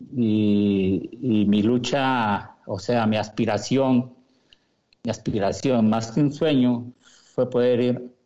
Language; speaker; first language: Spanish; native; Spanish